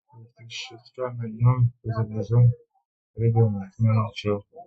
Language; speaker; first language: Russian; native; Russian